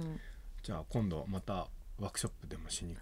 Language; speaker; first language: Japanese; native; Japanese